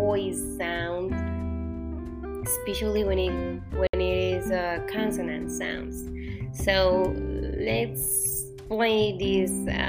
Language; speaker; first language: English; non-native, fluent; Spanish